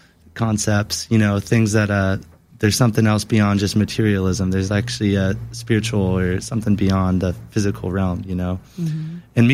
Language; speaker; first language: English; native; English